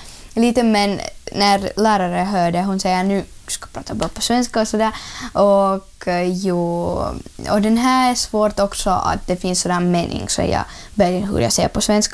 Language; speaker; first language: Swedish; non-native, learner; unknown